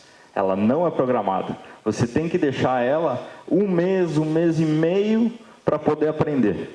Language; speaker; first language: Portuguese; native; Portuguese